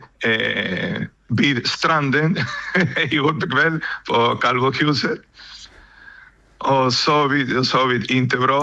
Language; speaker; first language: Swedish; non-native, learner; Spanish